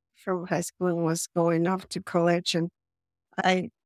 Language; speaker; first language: English; non-native, fluent; Spanish